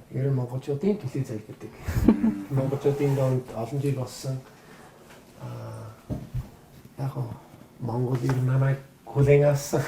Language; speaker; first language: Mongolian; non-native, fluent; English